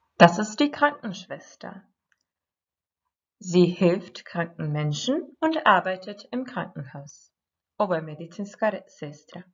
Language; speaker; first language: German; non-native, fluent; Croatian